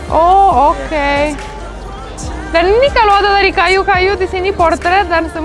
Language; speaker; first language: Indonesian; non-native, fluent; Romanian